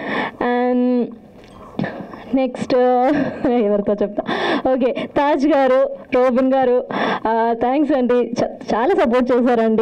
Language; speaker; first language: Telugu; non-native, learner; Malayalam